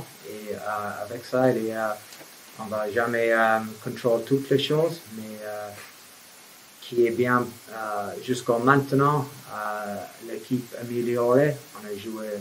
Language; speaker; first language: French; non-native, fluent; English